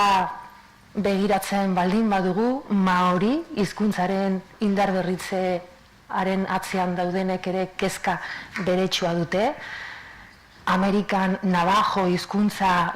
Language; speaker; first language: Basque; native; Basque